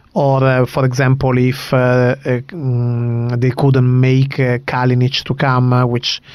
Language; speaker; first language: English; non-native, fluent; Italian